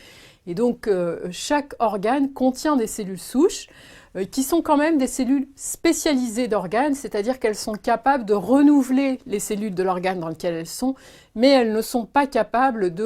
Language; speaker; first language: French; native; French